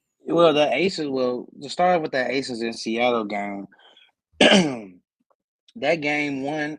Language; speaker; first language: English; native; English